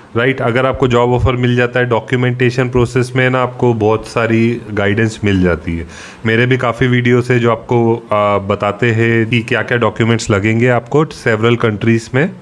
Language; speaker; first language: Hindi; native; Hindi